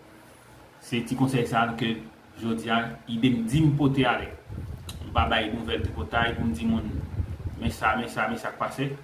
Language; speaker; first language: French; non-native, local second language; Haitian Creole